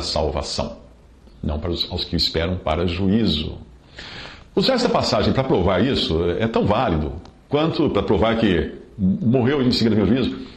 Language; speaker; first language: Portuguese; native; Portuguese